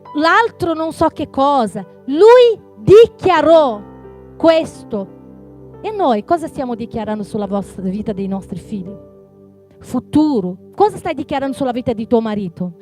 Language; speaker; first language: Italian; non-native, fluent; Portuguese